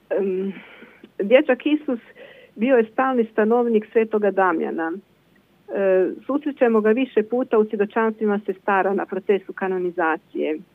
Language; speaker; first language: Croatian; native; Croatian